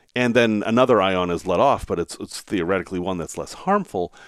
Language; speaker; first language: English; native; English